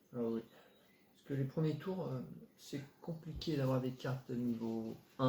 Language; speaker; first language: French; native; French